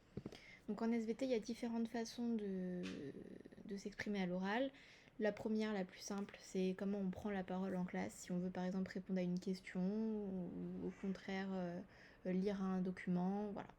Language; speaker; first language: French; native; French